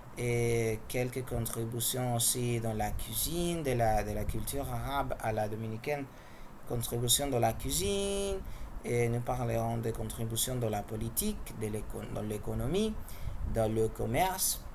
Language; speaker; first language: French; non-native, learner; Spanish